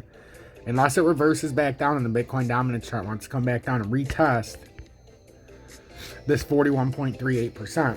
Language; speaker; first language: English; native; English